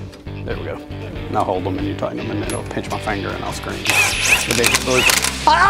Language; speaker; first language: English; native; English